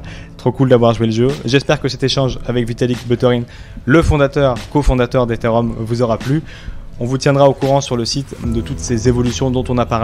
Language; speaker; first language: French; native; French